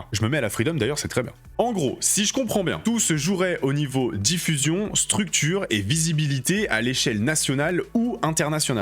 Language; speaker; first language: French; native; French